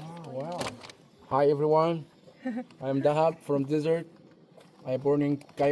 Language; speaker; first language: English; non-native, fluent; Arabic